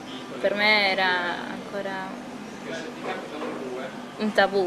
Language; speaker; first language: Italian; non-native, fluent; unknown